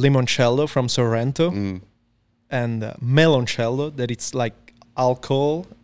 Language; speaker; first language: English; non-native, fluent; Italian